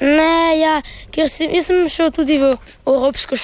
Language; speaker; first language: Slovenian; early bilingual, heritage; Italian